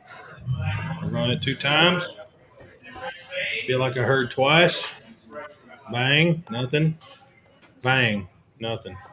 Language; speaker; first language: English; native; English